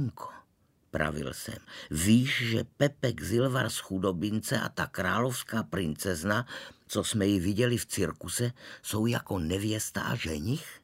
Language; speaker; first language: Czech; native; Czech